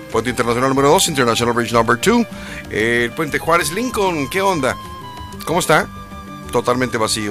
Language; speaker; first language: Spanish; native; Spanish